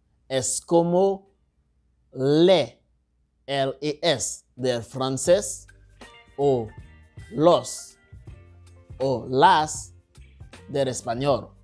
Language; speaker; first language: Spanish; non-native, local second language; Haitian Creole